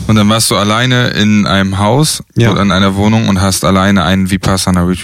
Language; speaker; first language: German; native; German